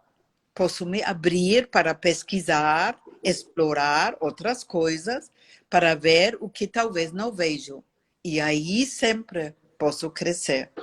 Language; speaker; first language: Portuguese; non-native, learner; German